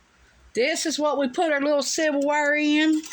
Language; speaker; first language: English; native; English